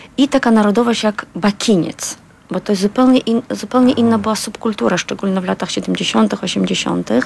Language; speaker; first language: Polish; non-native, fluent; Azerbaijani